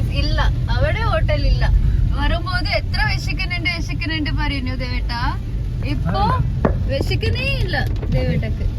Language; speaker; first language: Malayalam; non-native, local second language; Kannada